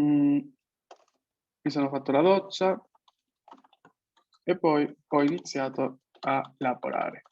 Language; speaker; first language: Italian; non-native, fluent; Spanish